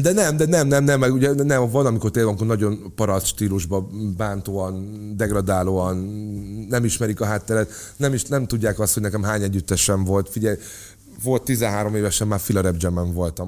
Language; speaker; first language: Hungarian; native; Hungarian